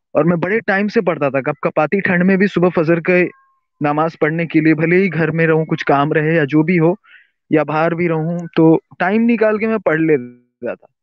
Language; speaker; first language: Hindi; non-native, local second language; Urdu